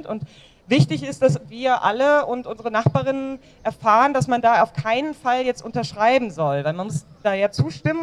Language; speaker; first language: German; native; German